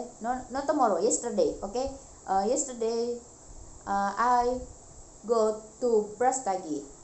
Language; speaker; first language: English; non-native, learner; Indonesian